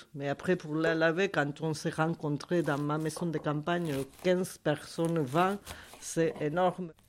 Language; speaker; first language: French; non-native, fluent; Spanish